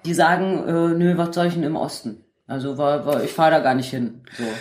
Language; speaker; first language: German; native; German